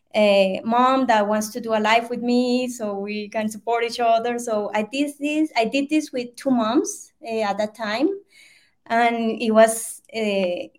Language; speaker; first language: English; non-native, fluent; Spanish